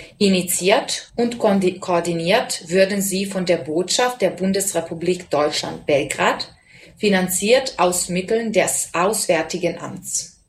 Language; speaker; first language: German; non-native, fluent; Serbian